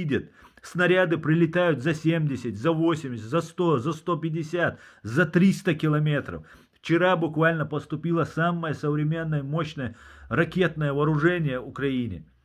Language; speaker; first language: Russian; non-native, local second language; Chechen